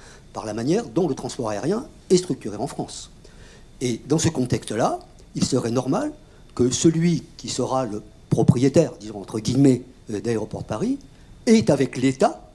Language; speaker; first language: French; native; French